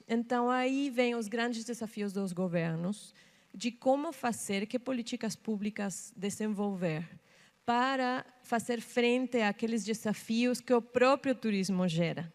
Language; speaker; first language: Portuguese; non-native, fluent; Spanish